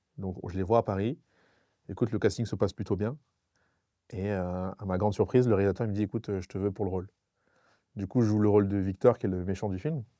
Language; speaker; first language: French; non-native, local second language; Sango